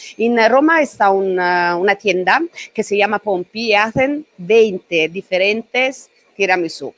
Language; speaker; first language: Spanish; non-native, learner; Italian